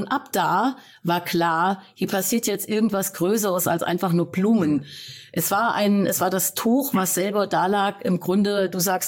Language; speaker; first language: German; native; German